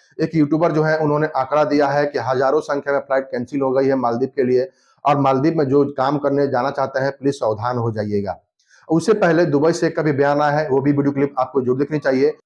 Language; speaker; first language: Hindi; native; Hindi